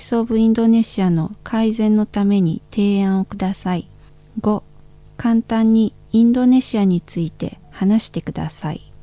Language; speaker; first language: Japanese; non-native, fluent; Indonesian